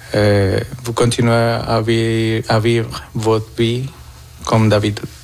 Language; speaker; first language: French; non-native, fluent; Spanish